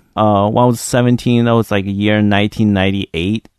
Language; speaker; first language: English; non-native, fluent; Chinese